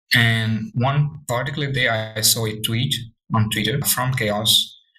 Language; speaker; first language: English; non-native, fluent; Morisyen